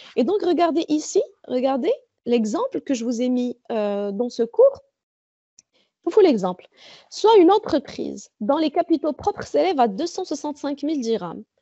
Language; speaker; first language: French; non-native, local second language; Arabic